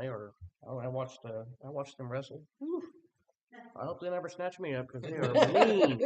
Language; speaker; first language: English; native; English